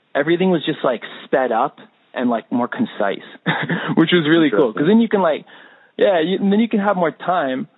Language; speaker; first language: English; native; English